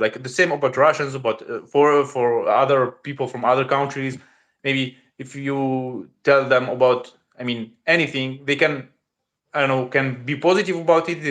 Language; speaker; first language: English; non-native, learner; Russian